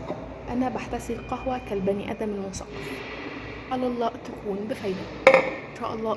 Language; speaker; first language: Arabic; native; Arabic